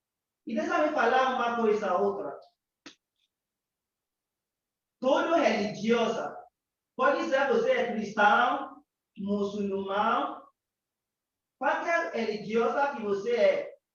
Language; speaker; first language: Portuguese; non-native, learner; Yoruba